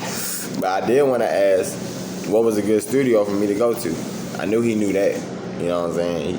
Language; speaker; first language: English; native; English